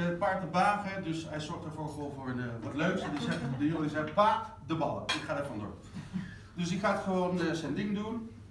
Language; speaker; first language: Dutch; non-native, fluent; Spanish